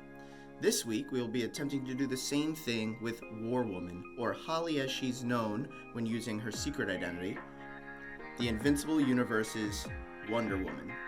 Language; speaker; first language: English; native; English